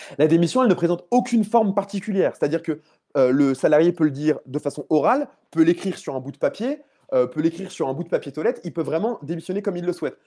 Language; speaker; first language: French; native; French